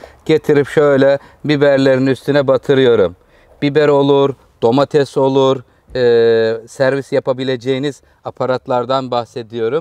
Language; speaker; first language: Turkish; native; Turkish